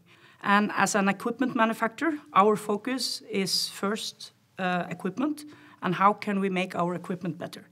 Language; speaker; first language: English; non-native, fluent; Norwegian